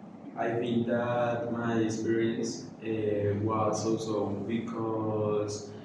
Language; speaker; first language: English; non-native, learner; Spanish